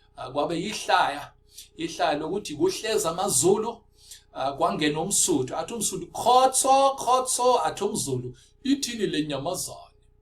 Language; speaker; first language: Zulu; non-native, local second language; Afrikaans